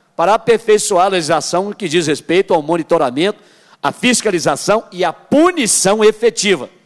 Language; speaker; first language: Portuguese; native; Portuguese